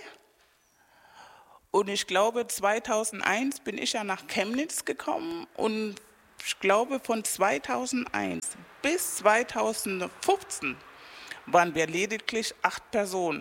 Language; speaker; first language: German; non-native, fluent; Spanish